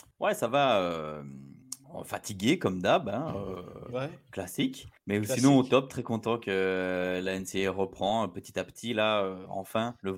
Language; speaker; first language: French; native; French